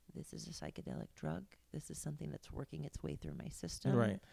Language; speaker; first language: English; native; English